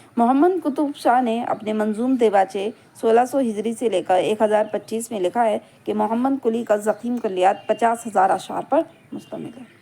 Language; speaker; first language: Urdu; native; Urdu